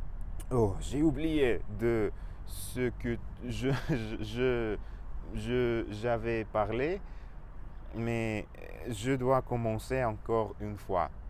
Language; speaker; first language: French; non-native, fluent; Russian